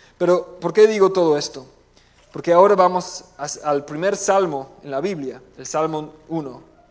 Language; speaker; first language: Spanish; non-native, fluent; English